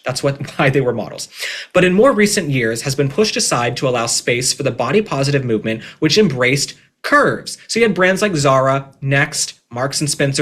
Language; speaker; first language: English; native; English